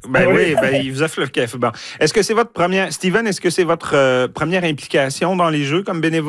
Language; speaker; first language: French; native; French